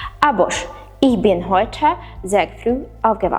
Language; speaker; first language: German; non-native, fluent; Ukrainian